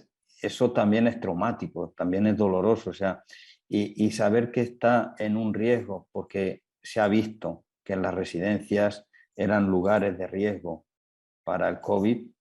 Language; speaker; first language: Spanish; native; Spanish